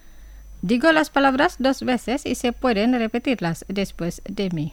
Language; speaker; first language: Spanish; non-native, fluent; Indonesian